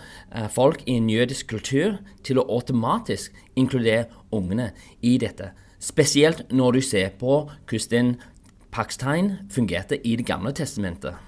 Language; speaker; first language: Norwegian; non-native, fluent; English